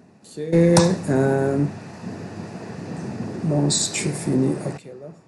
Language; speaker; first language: French; non-native, fluent; Malay